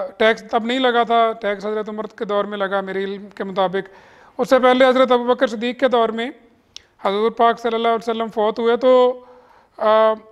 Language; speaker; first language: Urdu; native; Urdu